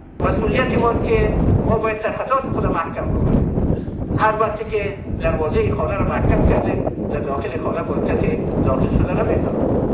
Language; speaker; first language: Persian; non-native, local second language; Pashto